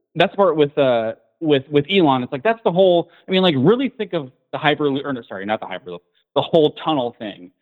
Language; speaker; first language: English; native; English